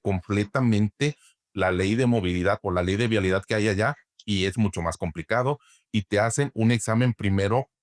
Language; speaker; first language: Spanish; native; Spanish